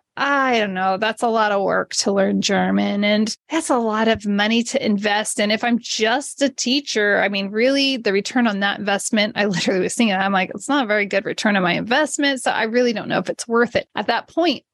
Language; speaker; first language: English; native; English